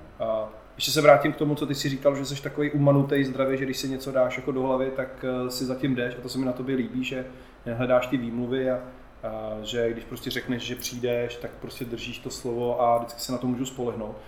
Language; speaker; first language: Czech; native; Czech